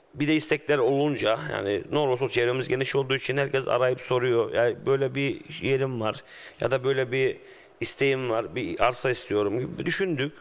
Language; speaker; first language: Turkish; native; Turkish